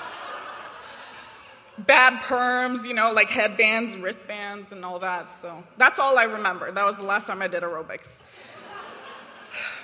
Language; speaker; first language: English; non-native, fluent; Romanian